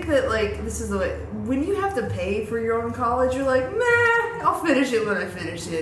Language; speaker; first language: English; native; English